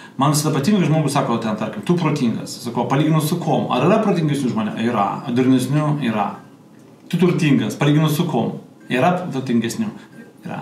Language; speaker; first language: Lithuanian; non-native, local second language; Russian